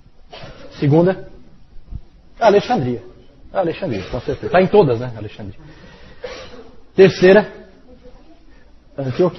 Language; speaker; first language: Portuguese; native; Portuguese